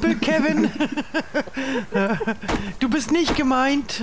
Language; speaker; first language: German; native; German